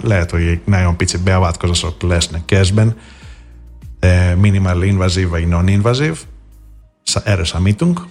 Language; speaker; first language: Hungarian; non-native, fluent; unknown